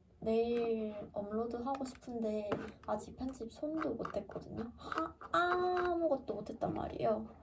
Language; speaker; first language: Korean; native; Korean